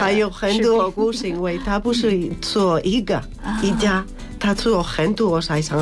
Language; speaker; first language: Chinese; non-native, fluent; Spanish